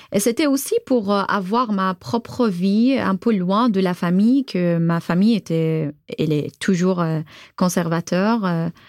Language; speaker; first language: French; non-native, fluent; Arabic